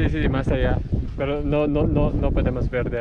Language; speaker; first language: Spanish; non-native, learner; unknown